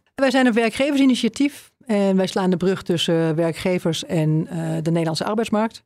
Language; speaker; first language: Dutch; native; Dutch